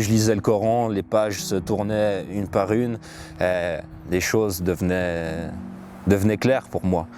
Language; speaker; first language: French; native; French